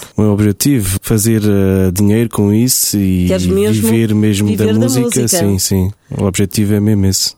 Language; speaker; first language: Portuguese; early bilingual, heritage; German